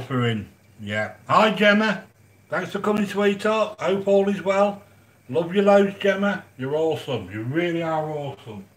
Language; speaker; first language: English; native; English